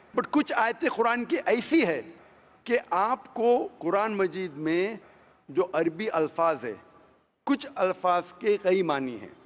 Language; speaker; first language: Hindi; non-native, local second language; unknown